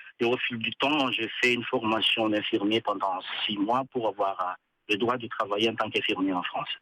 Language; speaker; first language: French; non-native, local second language; Malagasy